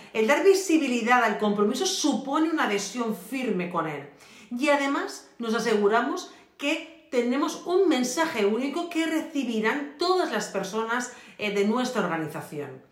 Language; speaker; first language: Spanish; native; Spanish